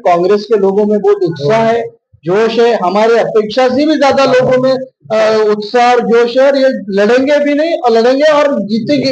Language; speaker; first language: Hindi; non-native, local second language; Marathi